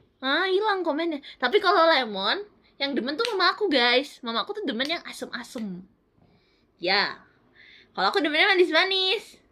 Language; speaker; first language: Indonesian; native; Indonesian